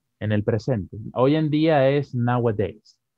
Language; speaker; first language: Spanish; native; Spanish